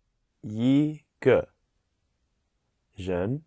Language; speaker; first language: Chinese; non-native, learner; English